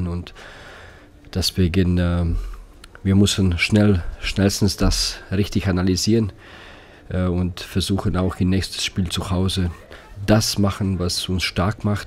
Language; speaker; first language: German; non-native, fluent; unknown